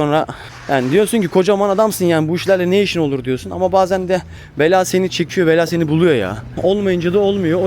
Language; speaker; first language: Turkish; native; Turkish